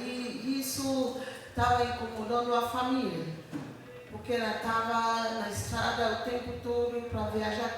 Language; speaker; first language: Portuguese; non-native, learner; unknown